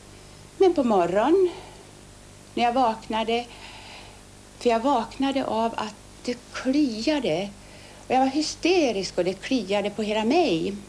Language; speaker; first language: Swedish; early bilingual, other home language; Finnish